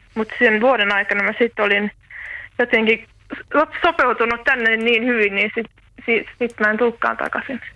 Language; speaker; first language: Finnish; native; Finnish